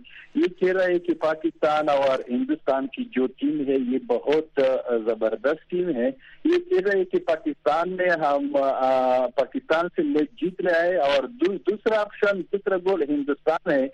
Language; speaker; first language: Hindi; non-native, fluent; Pashto